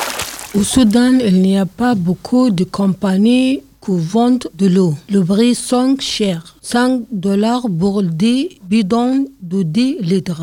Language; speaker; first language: French; non-native, learner; Arabic